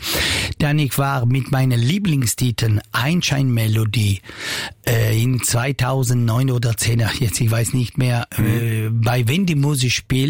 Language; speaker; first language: German; non-native, local second language; Italian